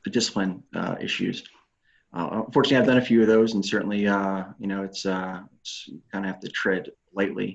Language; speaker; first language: English; native; English